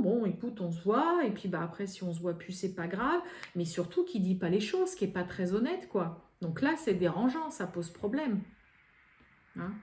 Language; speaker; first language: French; native; French